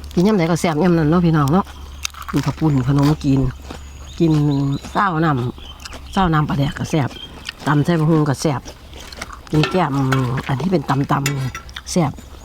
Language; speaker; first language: Thai; native; Thai